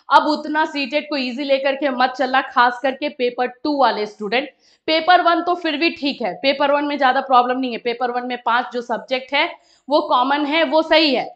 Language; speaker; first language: Hindi; native; Hindi